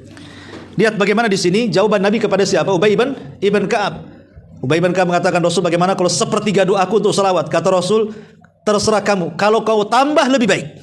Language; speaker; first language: Indonesian; native; Indonesian